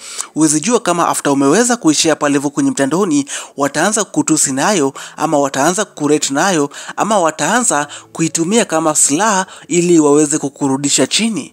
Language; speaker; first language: Swahili; non-native, local second language; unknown